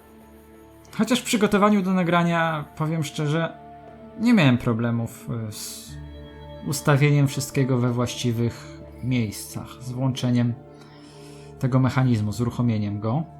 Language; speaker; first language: Polish; native; Polish